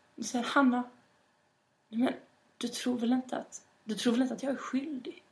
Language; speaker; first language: Swedish; native; Swedish